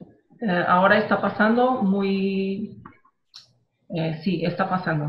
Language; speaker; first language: Spanish; non-native, fluent; Portuguese